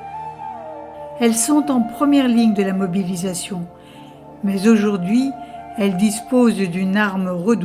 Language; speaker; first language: French; native; French